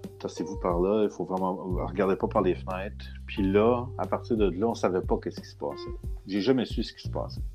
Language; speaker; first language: French; native; French